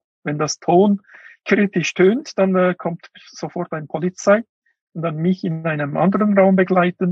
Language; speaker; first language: German; non-native, fluent; Uyghur